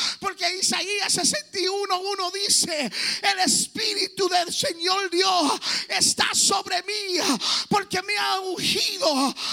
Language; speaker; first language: Spanish; early bilingual, heritage; Spanish